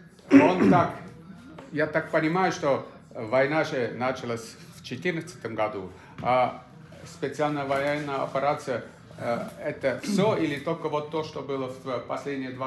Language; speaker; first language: Russian; non-native, fluent; German